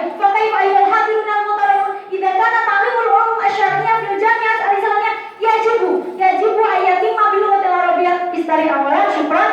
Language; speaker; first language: Arabic; non-native, learner; Indonesian